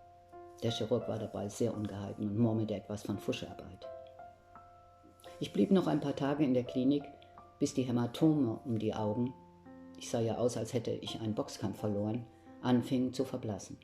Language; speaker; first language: German; native; German